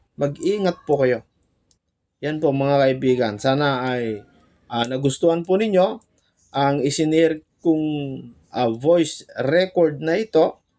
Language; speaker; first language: Filipino; non-native, local second language; Iloko